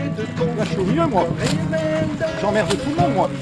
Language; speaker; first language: French; native; French